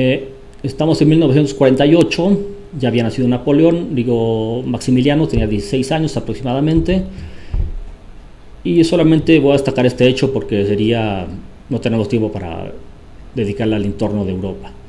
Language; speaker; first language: Spanish; native; Spanish